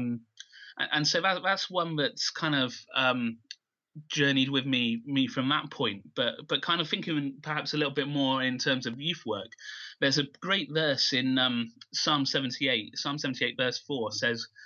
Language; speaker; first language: English; native; English